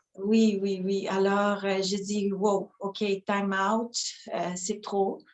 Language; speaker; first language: French; non-native, fluent; Spanish